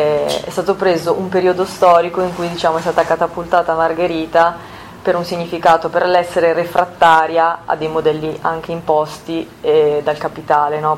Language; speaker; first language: Italian; native; Italian